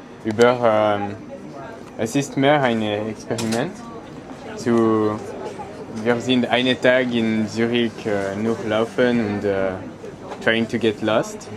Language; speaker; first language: German; non-native, learner; French